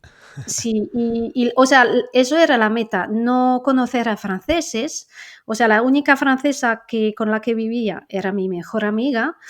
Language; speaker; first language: Spanish; non-native, fluent; French